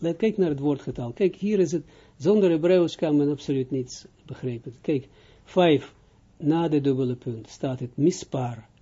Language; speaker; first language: Dutch; non-native, fluent; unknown